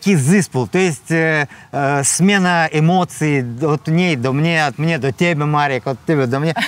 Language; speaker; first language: Polish; non-native, learner; Russian